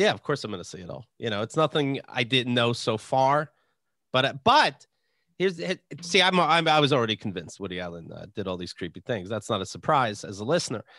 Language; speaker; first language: English; native; English